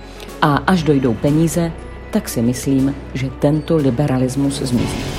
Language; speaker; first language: Czech; native; Czech